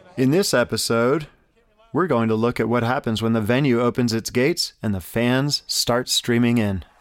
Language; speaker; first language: English; native; English